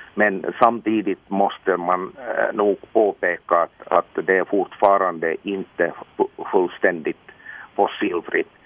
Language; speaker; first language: Swedish; non-native, local second language; Finnish